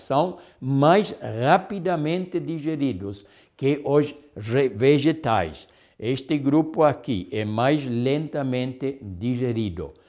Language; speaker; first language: Portuguese; non-native, fluent; Spanish